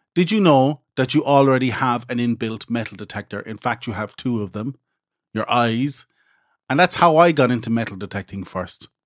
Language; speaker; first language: English; native; English